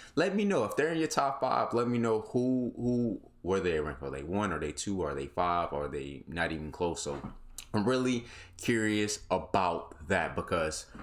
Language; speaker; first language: English; native; English